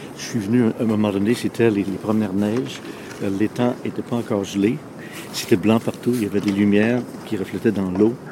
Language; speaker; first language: French; non-native, local second language; English